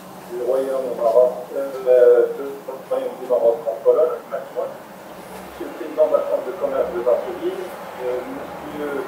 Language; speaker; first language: French; non-native, local second language; Arabic